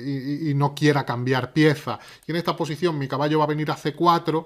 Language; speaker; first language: Spanish; native; Spanish